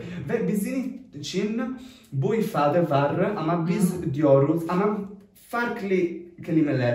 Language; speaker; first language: Turkish; non-native, learner; Italian